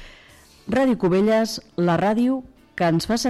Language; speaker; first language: Catalan; native; Catalan